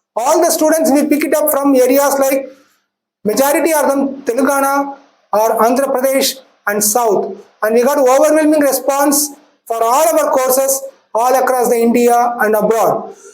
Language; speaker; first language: English; non-native, local second language; Tamil